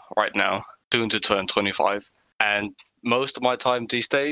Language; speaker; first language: English; non-native, fluent; Danish